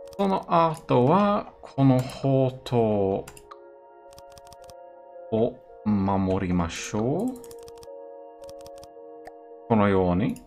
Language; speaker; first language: Japanese; non-native, learner; Swedish